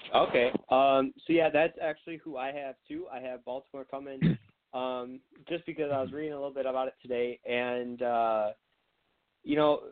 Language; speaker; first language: English; native; English